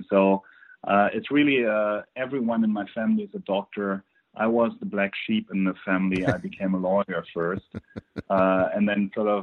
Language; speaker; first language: English; non-native, fluent; German